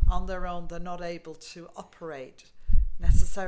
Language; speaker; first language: English; native; English